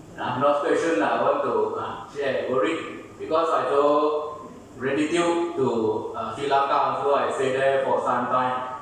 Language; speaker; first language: English; non-native, learner; Thai